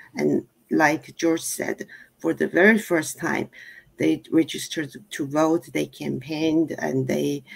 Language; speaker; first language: English; non-native, fluent; Chinese